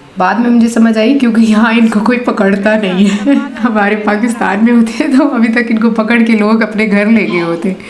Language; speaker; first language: Urdu; non-native, local second language; Punjabi